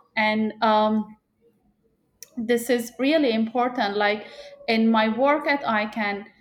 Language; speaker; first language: English; non-native, fluent; Persian